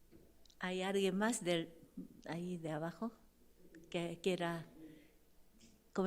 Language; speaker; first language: Spanish; non-native, fluent; Japanese